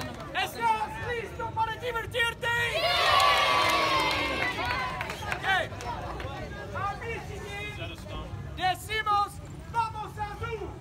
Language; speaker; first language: Spanish; non-native, learner; English